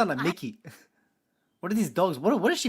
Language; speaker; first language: English; native; English